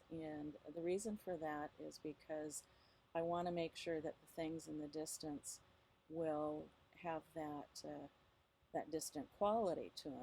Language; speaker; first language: English; native; English